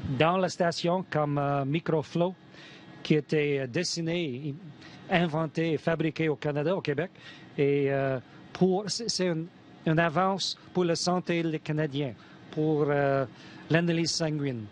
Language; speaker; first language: French; non-native, fluent; English